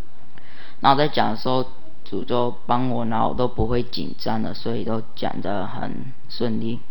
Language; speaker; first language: Chinese; early bilingual, heritage; Chinese